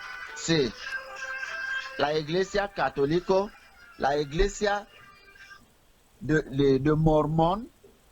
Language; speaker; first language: Spanish; non-native, learner; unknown